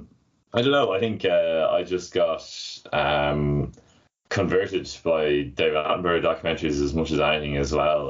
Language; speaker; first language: English; native; English